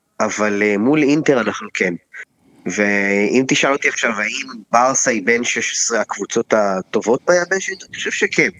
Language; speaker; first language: Hebrew; native; Hebrew